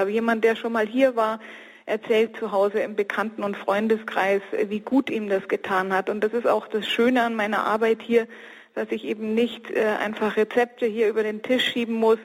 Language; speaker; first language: German; native; German